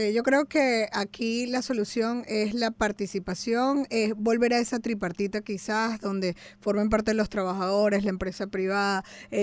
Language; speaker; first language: Spanish; native; Spanish